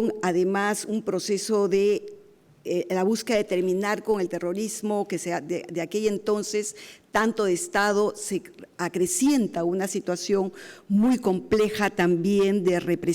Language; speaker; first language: Spanish; native; Spanish